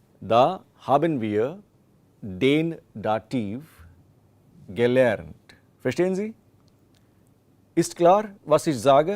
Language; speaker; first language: German; non-native, fluent; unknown